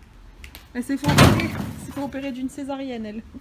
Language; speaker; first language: French; native; French